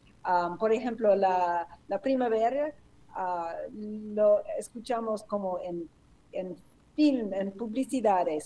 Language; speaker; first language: Spanish; non-native, fluent; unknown